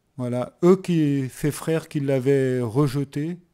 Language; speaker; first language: French; native; French